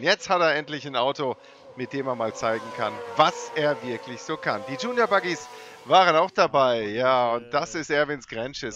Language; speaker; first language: German; native; German